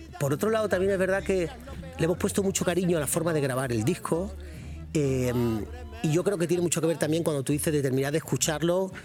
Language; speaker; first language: Spanish; native; Spanish